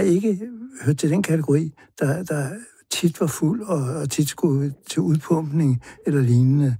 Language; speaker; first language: Danish; native; Danish